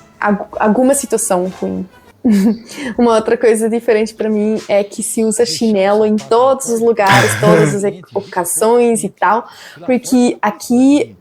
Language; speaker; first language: Portuguese; non-native, fluent; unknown